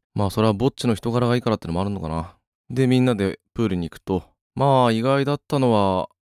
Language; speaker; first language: Japanese; native; Japanese